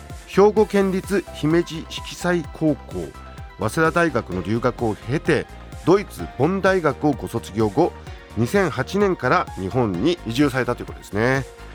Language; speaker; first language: Japanese; native; Japanese